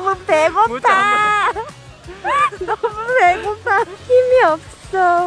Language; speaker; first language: Korean; early bilingual, heritage; Korean